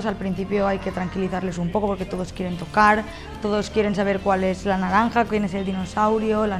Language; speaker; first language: Spanish; native; Spanish